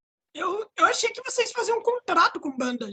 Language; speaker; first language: Portuguese; native; Portuguese